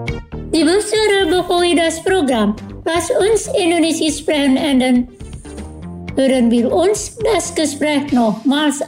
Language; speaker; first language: German; non-native, fluent; Indonesian